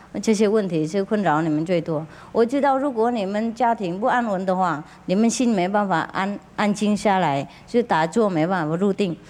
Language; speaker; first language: Chinese; non-native, fluent; Vietnamese